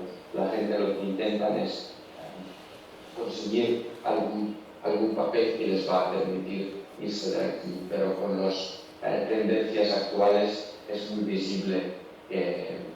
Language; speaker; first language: Spanish; non-native, learner; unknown